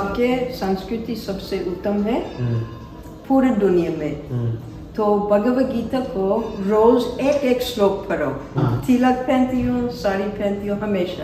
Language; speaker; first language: Hindi; non-native, fluent; English